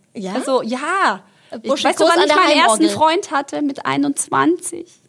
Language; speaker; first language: German; native; German